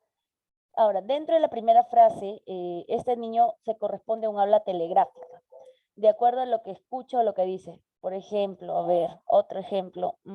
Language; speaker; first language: Spanish; native; Spanish